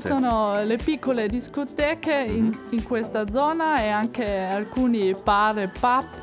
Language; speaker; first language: Italian; non-native, fluent; German